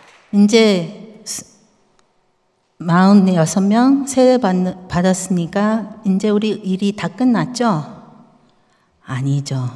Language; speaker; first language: Korean; early bilingual, heritage; Korean